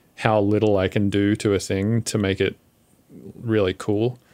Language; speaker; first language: English; native; English